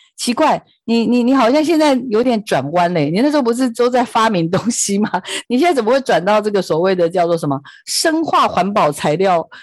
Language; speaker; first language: Chinese; native; Chinese